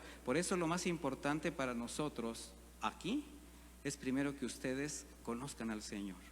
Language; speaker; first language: Spanish; native; Spanish